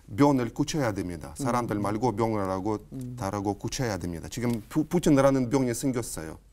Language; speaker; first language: Korean; non-native, fluent; Ukrainian